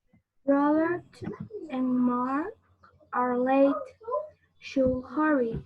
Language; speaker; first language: English; non-native, learner; Spanish